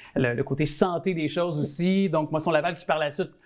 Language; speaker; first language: French; native; French